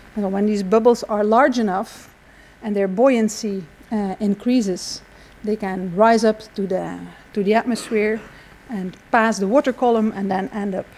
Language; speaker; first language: English; non-native, fluent; Dutch